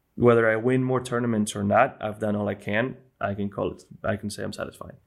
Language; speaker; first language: English; non-native, fluent; Spanish